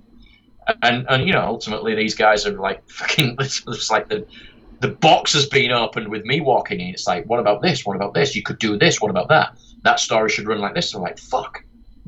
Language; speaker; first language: English; native; English